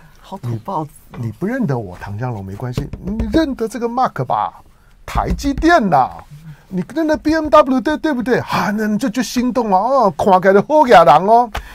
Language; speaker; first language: Chinese; native; Chinese